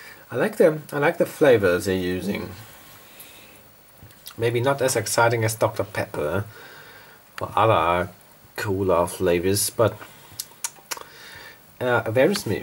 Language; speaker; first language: English; non-native, fluent; German